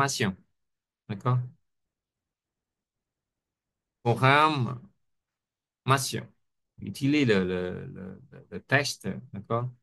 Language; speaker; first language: French; non-native, fluent; Vietnamese